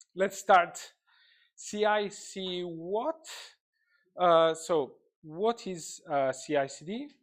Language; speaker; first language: English; non-native, fluent; Italian